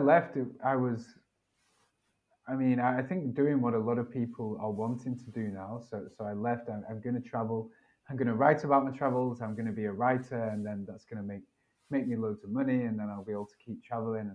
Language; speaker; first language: English; native; English